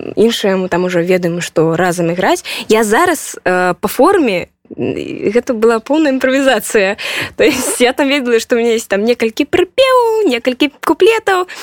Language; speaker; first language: Belarusian; non-native, local second language; Russian